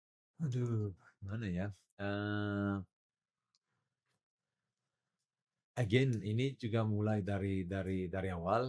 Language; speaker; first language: Indonesian; non-native, learner; Italian